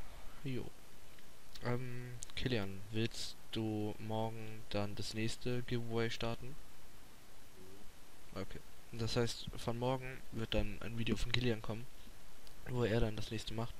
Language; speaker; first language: German; native; German